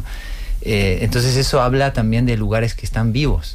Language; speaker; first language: Spanish; non-native, fluent; French